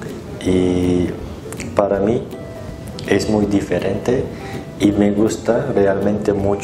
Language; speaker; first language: Spanish; non-native, learner; Turkish